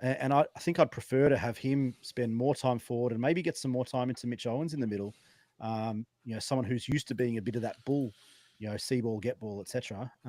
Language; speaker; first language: English; native; English